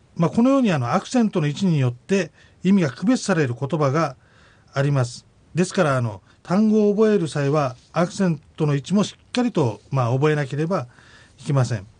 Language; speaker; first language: Japanese; native; Japanese